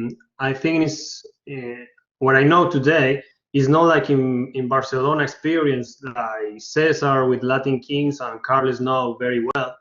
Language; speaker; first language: English; non-native, learner; Spanish